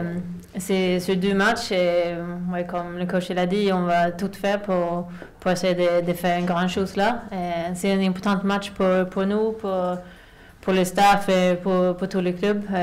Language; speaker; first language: French; non-native, fluent; Swedish